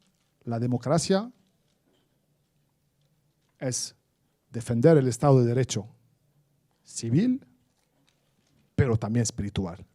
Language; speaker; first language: Spanish; non-native, fluent; Arabic